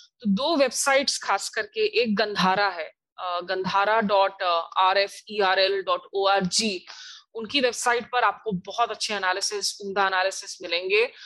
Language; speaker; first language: Hindi; native; Hindi